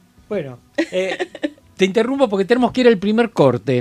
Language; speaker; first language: Spanish; native; Spanish